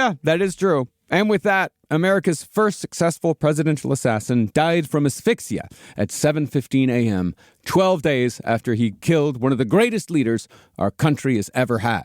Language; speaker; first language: English; native; English